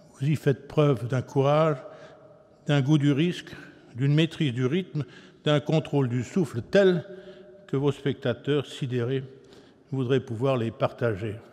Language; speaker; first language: French; native; French